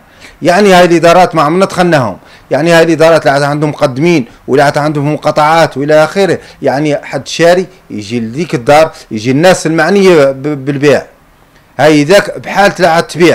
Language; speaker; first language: Arabic; native; Arabic